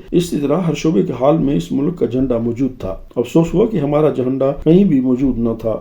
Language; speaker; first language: Urdu; native; Urdu